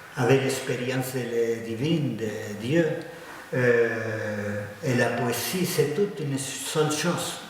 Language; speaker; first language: French; non-native, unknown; Spanish